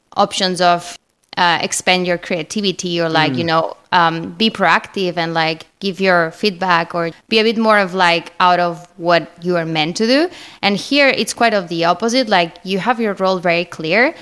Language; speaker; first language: English; non-native, fluent; Spanish